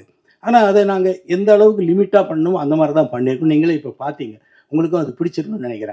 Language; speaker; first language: Tamil; native; Tamil